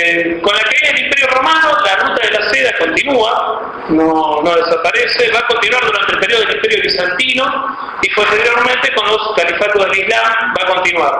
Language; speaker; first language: Spanish; native; Spanish